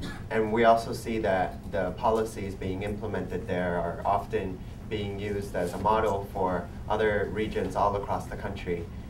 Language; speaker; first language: English; early bilingual, other home language; Spanish